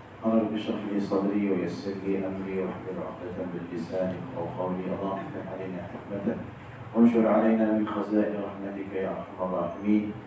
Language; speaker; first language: Malay; early bilingual, heritage; Malay